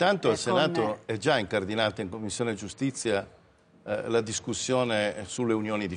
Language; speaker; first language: Italian; native; Italian